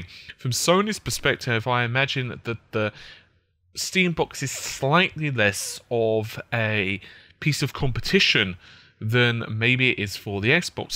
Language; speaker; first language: English; native; English